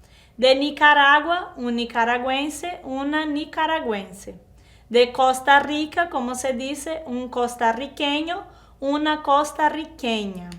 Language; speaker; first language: Spanish; non-native, fluent; Portuguese